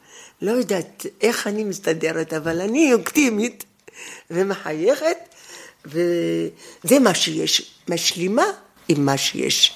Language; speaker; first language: Hebrew; non-native, fluent; Arabic